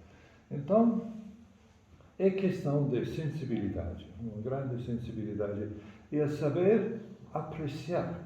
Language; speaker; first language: Portuguese; non-native, fluent; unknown